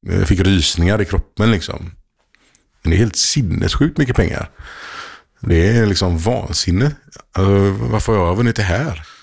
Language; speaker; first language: Swedish; early bilingual, other home language; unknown